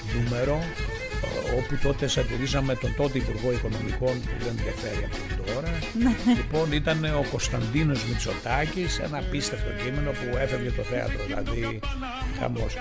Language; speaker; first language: Greek; native; Greek